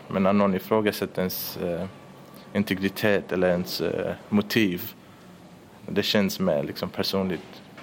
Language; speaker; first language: Swedish; early bilingual, other home language; Persian